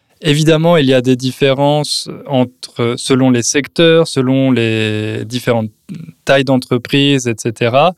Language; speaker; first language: French; native; French